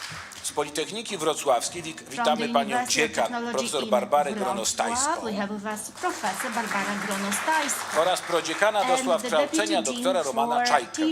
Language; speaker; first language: Polish; native; Polish